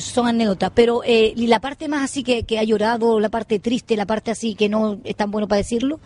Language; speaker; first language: Spanish; native; Spanish